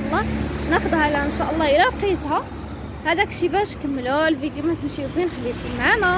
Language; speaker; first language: Arabic; native; Arabic